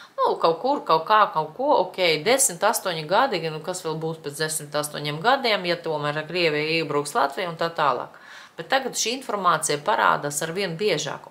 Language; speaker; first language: Latvian; non-native, local second language; Russian